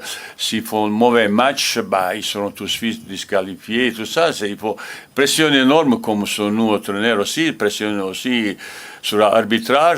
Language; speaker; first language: French; non-native, learner; Bosnian